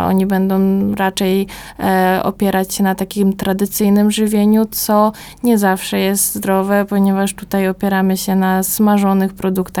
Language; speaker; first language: Polish; native; Polish